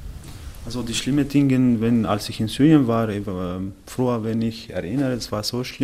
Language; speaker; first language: German; non-native, fluent; Arabic